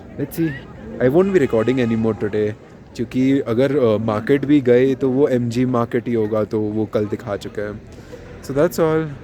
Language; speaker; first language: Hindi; non-native, local second language; Bangla